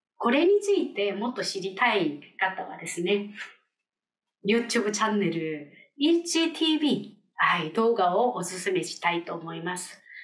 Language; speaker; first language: Japanese; non-native, fluent; Korean